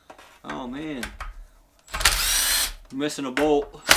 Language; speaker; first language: English; native; English